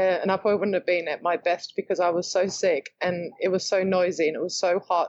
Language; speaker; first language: English; native; English